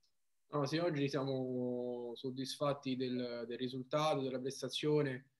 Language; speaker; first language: Italian; native; Italian